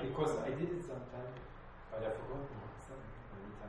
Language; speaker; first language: English; non-native, learner; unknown